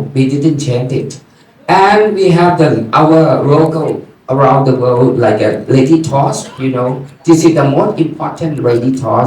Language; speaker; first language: English; non-native, learner; Thai